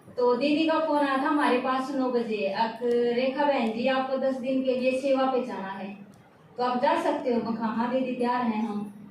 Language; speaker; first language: Hindi; native; Hindi